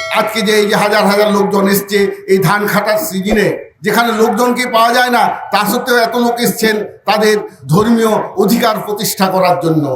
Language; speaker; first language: Bangla; non-native, local second language; Santali